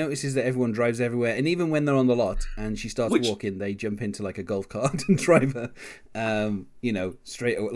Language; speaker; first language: English; native; English